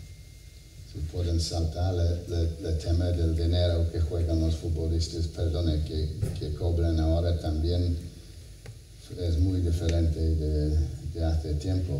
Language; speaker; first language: Spanish; non-native, fluent; English